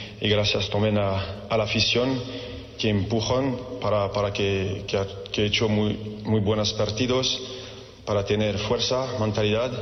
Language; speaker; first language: Spanish; non-native, fluent; French